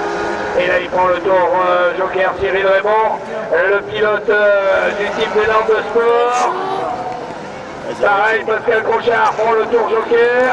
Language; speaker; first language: French; native; French